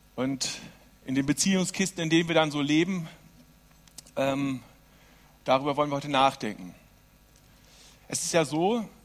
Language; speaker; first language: German; native; German